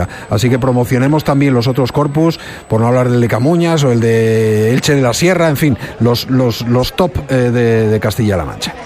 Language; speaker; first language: Spanish; native; Spanish